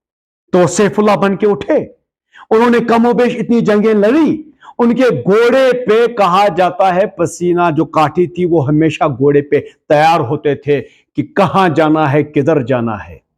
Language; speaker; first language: Urdu; native; Urdu